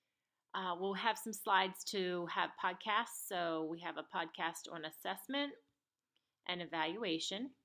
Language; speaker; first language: English; native; English